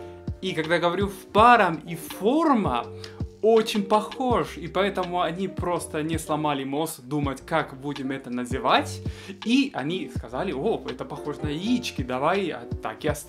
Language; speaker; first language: Russian; non-native, fluent; Spanish